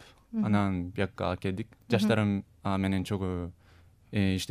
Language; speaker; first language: Kyrgyz; non-native, fluent; Japanese